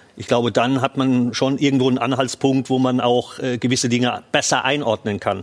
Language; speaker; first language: German; native; German